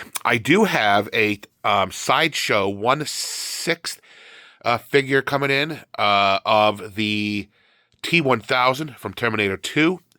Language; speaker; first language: English; native; English